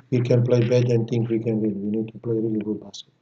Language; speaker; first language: English; non-native, fluent; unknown